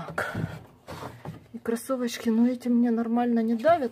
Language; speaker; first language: Russian; native; Russian